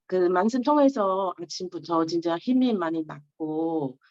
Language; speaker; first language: Korean; non-native, learner; Chinese